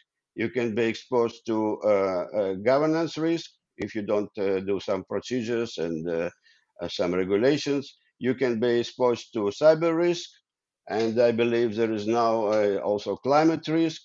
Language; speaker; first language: English; non-native, fluent; Ukrainian